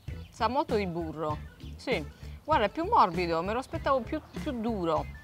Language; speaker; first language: Italian; native; Italian